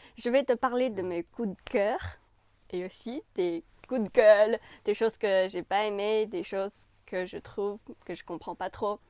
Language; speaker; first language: French; non-native, fluent; Chinese